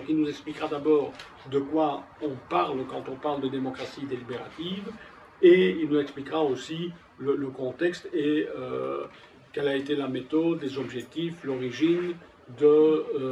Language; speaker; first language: French; native; French